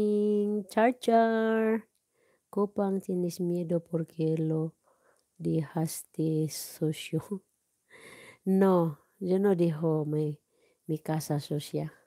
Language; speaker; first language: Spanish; non-native, learner; Filipino